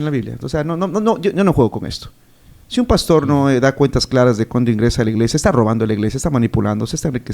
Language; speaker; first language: Spanish; native; Spanish